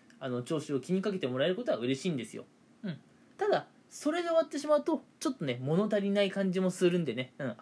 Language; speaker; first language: Japanese; native; Japanese